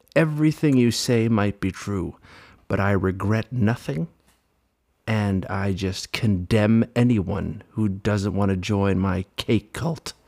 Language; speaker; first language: English; non-native, fluent; Norwegian